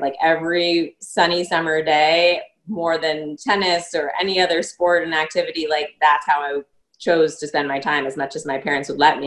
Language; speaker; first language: English; native; English